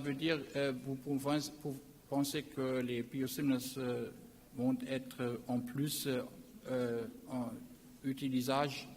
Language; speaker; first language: French; non-native, learner; German